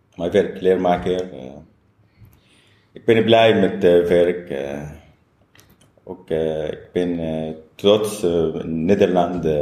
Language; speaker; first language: Dutch; non-native, learner; Arabic